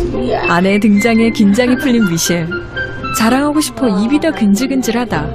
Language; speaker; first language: Korean; native; Korean